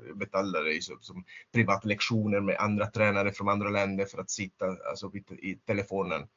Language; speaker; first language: Swedish; non-native, fluent; Spanish